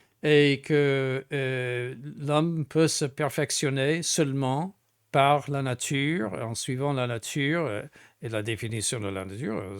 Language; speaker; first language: French; non-native, fluent; English